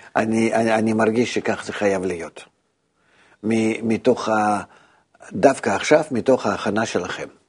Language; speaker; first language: Hebrew; non-native, fluent; Russian